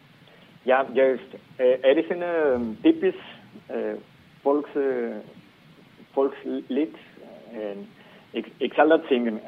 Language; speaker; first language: Dutch; non-native, fluent; Spanish